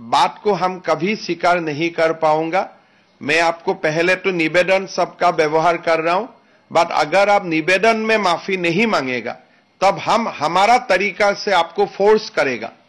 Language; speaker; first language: Hindi; non-native, local second language; Assamese